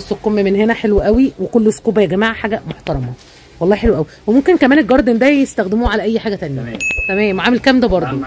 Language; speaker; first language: Arabic; native; Arabic